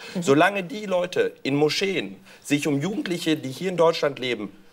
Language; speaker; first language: German; early bilingual, other home language; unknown